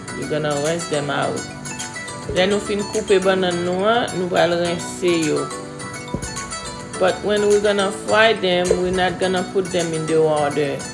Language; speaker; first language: English; non-native, fluent; Haitian Creole